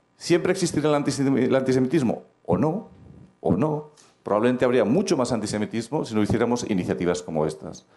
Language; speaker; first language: Spanish; native; Spanish